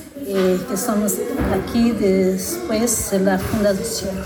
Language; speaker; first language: Spanish; non-native, learner; Portuguese